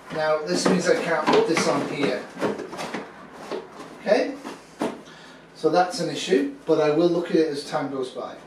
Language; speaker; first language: English; native; English